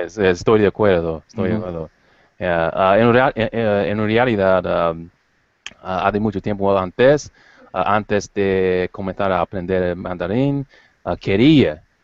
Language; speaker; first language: Spanish; non-native, learner; English